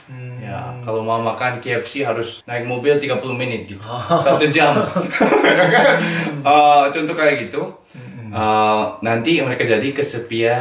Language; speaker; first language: Indonesian; non-native, fluent; Korean